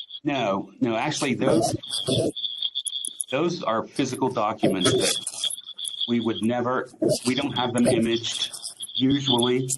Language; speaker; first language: English; native; English